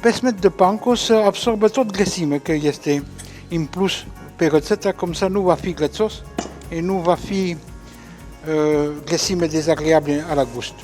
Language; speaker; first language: Romanian; non-native, fluent; French